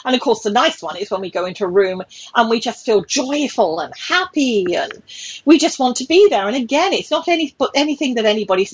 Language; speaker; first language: English; native; English